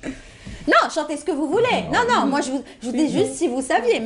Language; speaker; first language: French; native; French